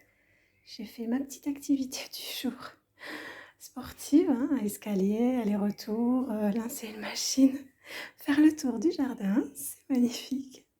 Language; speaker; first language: French; native; French